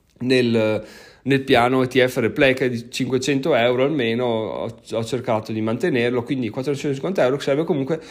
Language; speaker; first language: Italian; native; Italian